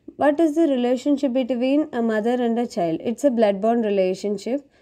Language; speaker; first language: English; non-native, local second language; Tamil